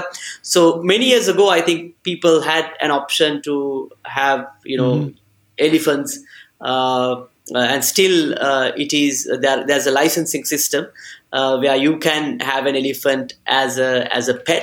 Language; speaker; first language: English; non-native, local second language; Sinhala